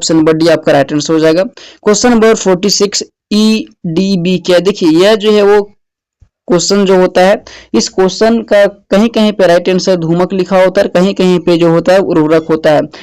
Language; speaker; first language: Hindi; native; Hindi